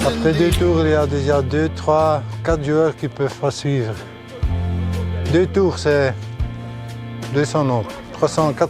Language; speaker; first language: French; non-native, local second language; Dutch